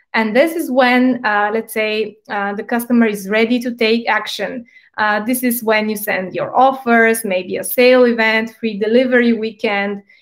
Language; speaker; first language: English; non-native, fluent; Bulgarian